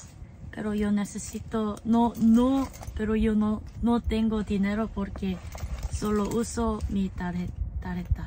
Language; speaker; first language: Spanish; non-native, learner; English